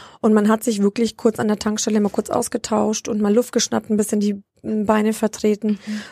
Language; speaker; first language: German; early bilingual, other home language; Romanian